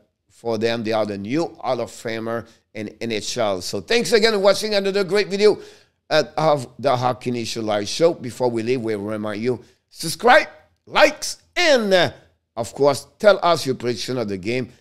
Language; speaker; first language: English; non-native, fluent; French